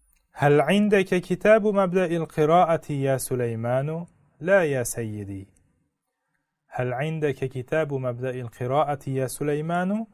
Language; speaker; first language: Arabic; non-native, fluent; Uzbek